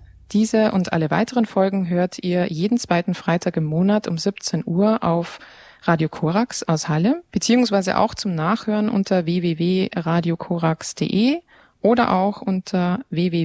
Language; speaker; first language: German; native; German